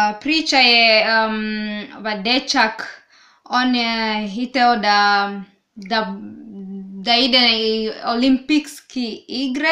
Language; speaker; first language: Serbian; non-native, learner; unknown